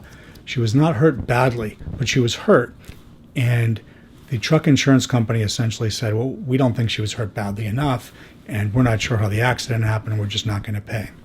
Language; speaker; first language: English; native; English